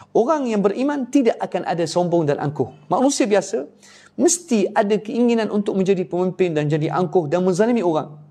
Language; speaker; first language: Malay; native; Malay